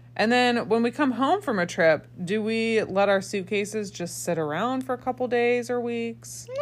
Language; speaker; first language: English; native; English